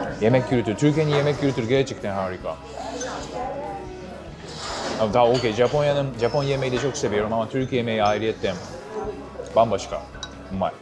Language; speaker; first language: Turkish; non-native, fluent; Japanese